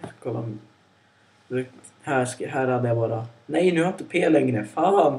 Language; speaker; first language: Swedish; native; Swedish